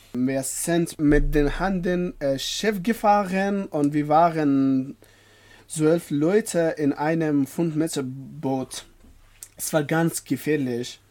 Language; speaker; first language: German; non-native, learner; Persian